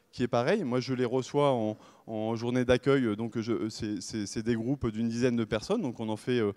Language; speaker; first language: French; native; French